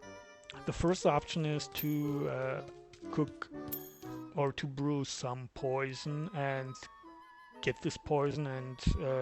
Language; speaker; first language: English; non-native, fluent; German